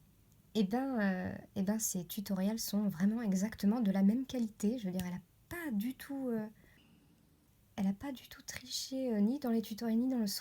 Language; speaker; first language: French; native; French